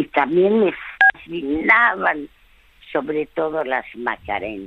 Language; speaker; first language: Spanish; early bilingual, other home language; French